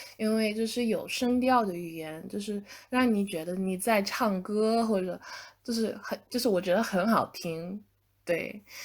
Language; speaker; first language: Chinese; non-native, fluent; English